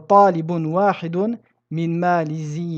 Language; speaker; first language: Arabic; non-native, fluent; French